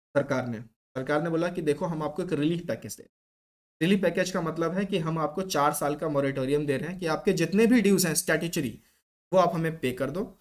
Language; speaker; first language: Hindi; native; Hindi